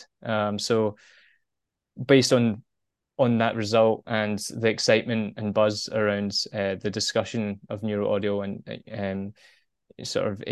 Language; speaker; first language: English; native; English